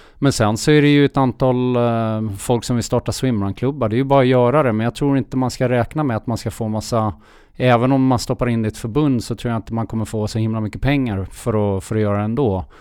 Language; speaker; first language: Swedish; early bilingual, heritage; Swedish